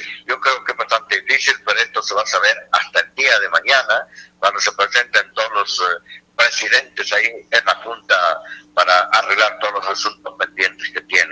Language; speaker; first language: Spanish; native; Spanish